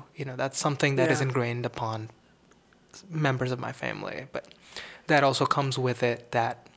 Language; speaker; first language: English; non-native, local second language; Tamil